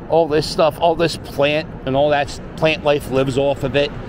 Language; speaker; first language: English; native; English